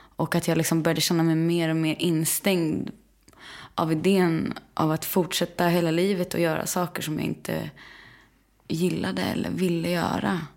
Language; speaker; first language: Swedish; native; Swedish